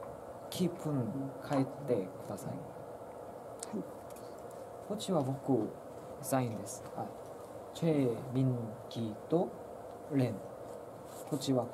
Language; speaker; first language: Japanese; non-native, learner; Korean